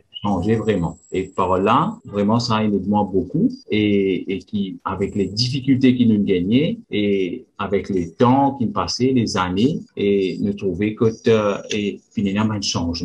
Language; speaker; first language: French; non-native, local second language; Morisyen